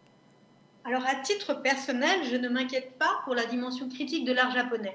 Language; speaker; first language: French; native; French